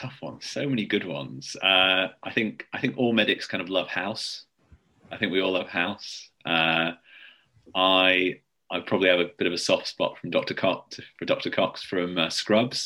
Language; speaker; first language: English; native; English